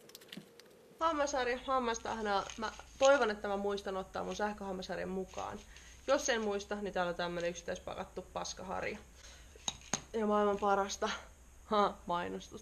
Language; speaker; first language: Finnish; native; Finnish